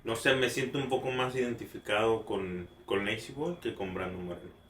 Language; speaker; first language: Spanish; early bilingual, other home language; English